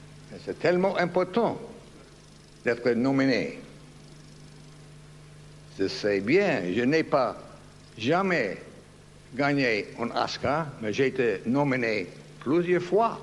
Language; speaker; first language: French; native; French